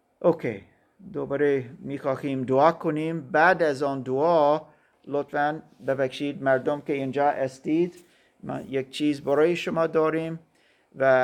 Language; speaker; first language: Persian; non-native, learner; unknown